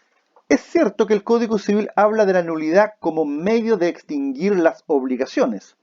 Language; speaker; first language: Spanish; native; Spanish